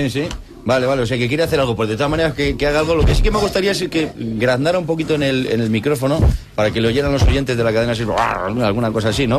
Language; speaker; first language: Spanish; native; Spanish